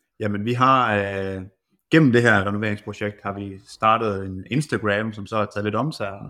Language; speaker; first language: Danish; native; Danish